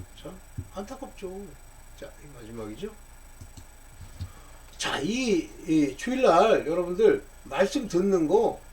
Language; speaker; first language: Korean; native; Korean